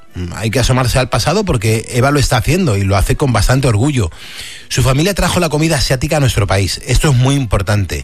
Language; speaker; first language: Spanish; native; Spanish